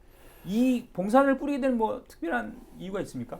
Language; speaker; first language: Korean; native; Korean